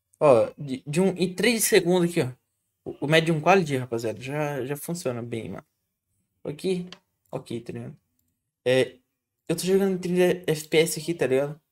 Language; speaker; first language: Portuguese; native; Portuguese